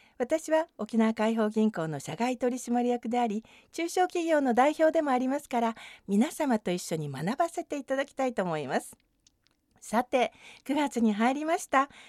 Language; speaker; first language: Japanese; native; Japanese